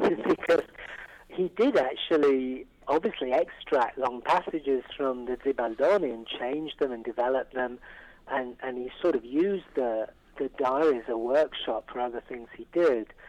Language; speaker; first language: English; native; English